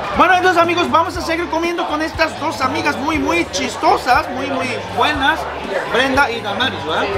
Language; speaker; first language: Spanish; non-native, fluent; Korean